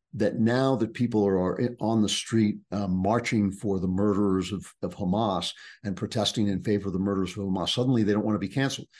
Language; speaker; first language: English; native; English